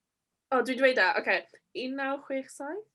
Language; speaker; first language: Welsh; non-native, local second language; English